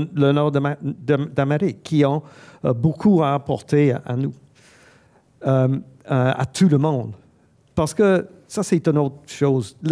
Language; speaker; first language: French; non-native, fluent; English